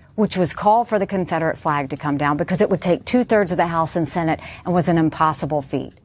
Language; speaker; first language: English; native; English